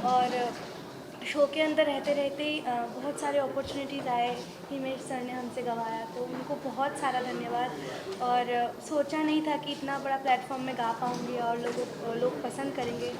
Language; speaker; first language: Hindi; non-native, local second language; Bangla